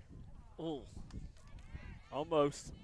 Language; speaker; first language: English; native; English